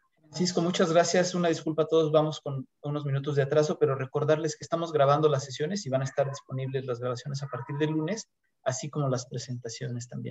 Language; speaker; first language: Spanish; native; Spanish